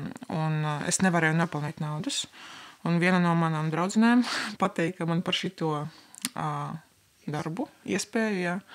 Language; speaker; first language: Latvian; non-native, local second language; Russian